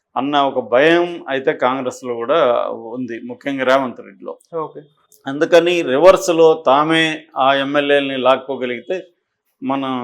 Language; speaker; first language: Telugu; native; Telugu